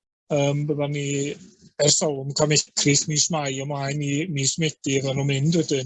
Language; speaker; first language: Welsh; native; Welsh